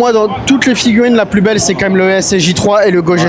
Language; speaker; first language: French; native; French